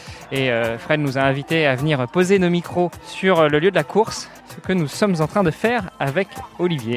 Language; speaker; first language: French; native; French